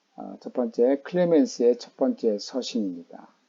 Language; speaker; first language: Korean; native; Korean